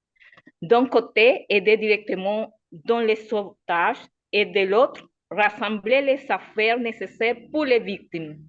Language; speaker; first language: French; non-native, learner; Spanish